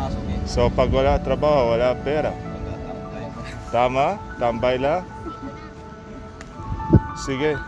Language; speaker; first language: Filipino; non-native, learner; Arabic